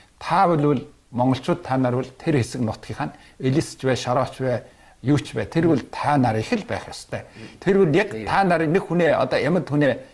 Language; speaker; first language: Mongolian; native; Mongolian